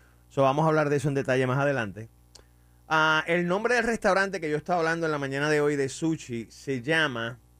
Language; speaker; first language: Spanish; native; Spanish